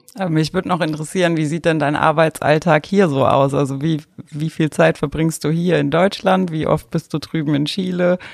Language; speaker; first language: German; native; German